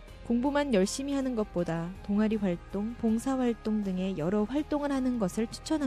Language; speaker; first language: Korean; native; Korean